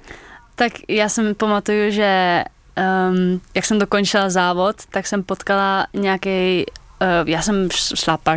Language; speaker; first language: Czech; early bilingual, heritage; Dutch